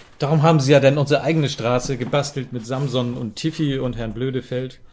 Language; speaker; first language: German; native; German